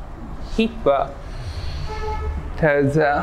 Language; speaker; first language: Vietnamese; non-native, learner; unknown